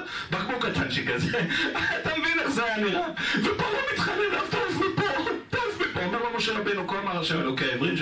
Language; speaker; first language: Hebrew; native; Hebrew